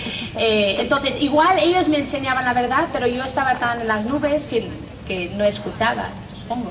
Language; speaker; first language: Spanish; non-native, fluent; English